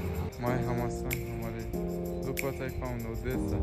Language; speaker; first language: English; non-native, local second language; Bangla